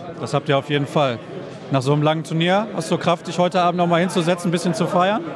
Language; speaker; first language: German; native; German